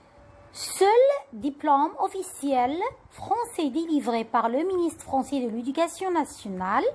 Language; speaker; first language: French; non-native, fluent; Arabic